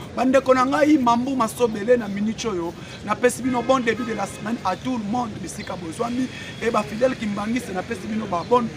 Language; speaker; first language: Lingala; non-native, local second language; Luba-Lulua